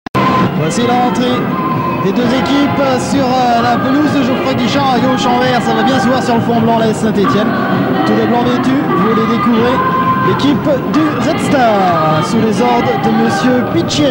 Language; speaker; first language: French; native; French